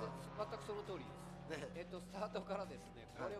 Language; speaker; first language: Japanese; native; Japanese